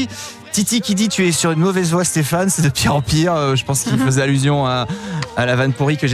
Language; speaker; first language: French; native; French